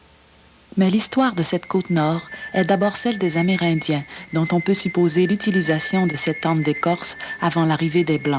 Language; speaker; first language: French; native; French